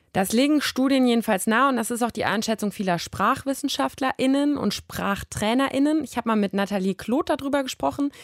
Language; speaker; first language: German; native; German